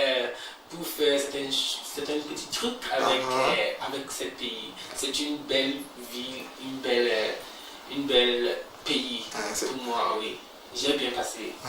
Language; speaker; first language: French; non-native, learner; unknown